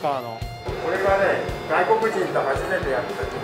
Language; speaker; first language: Japanese; native; Japanese